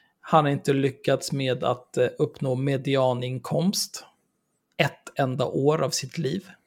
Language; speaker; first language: Swedish; native; Swedish